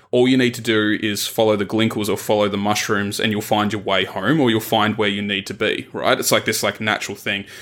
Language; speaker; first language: English; native; English